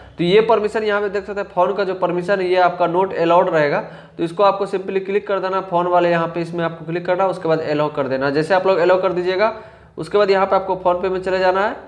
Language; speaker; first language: Hindi; native; Hindi